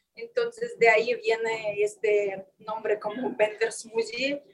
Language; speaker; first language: Spanish; non-native, learner; Ukrainian